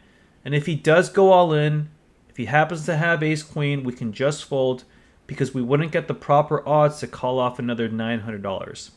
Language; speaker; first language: English; native; English